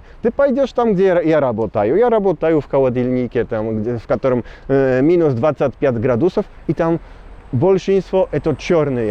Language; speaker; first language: Russian; non-native, learner; Polish